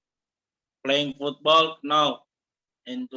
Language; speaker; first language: English; non-native, learner; Indonesian